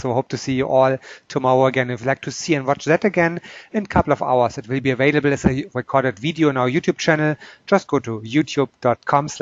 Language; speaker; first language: English; non-native, fluent; German